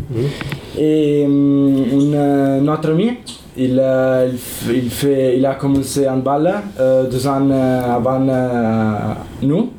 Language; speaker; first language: French; non-native, learner; Italian